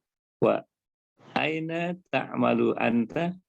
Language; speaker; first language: Arabic; non-native, learner; Indonesian